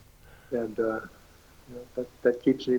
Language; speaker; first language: English; native; English